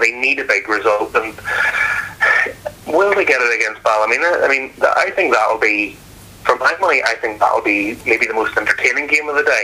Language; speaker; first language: English; native; English